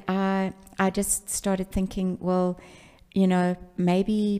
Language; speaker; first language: English; native; English